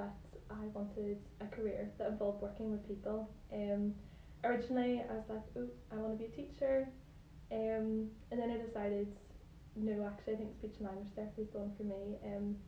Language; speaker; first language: English; native; English